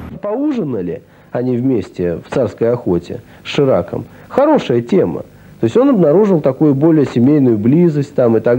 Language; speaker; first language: Russian; native; Russian